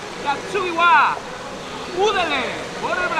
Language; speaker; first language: Japanese; non-native, fluent; Spanish